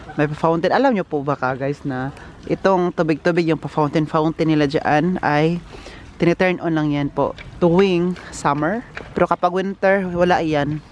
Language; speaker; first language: Filipino; non-native, local second language; Cebuano